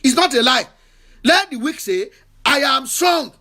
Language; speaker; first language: English; non-native, local second language; Yoruba